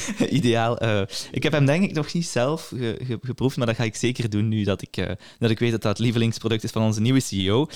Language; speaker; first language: Dutch; native; Dutch